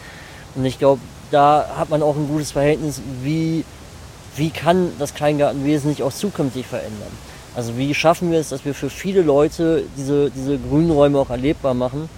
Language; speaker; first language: German; native; German